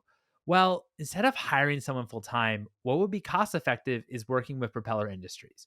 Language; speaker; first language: English; native; English